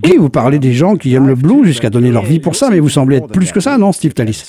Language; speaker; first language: French; native; French